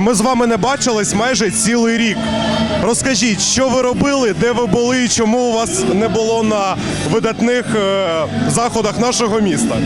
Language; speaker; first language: Ukrainian; native; Ukrainian